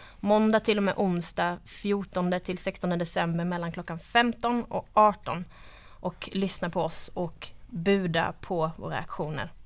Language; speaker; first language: Swedish; native; Swedish